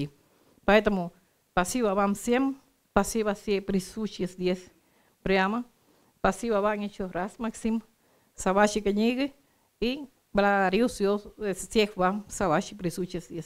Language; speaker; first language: Russian; non-native, learner; Spanish